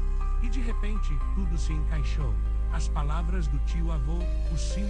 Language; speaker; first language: Portuguese; native; Portuguese